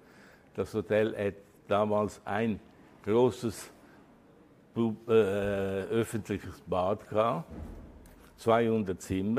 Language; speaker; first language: German; early bilingual, heritage; Italian